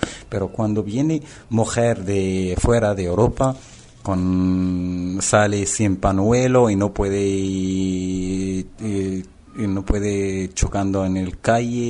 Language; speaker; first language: Spanish; non-native, learner; Arabic